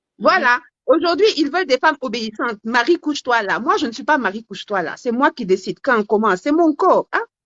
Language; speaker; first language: French; non-native, local second language; Wolof